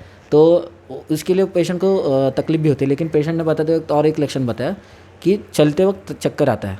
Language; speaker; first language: Hindi; non-native, local second language; Marathi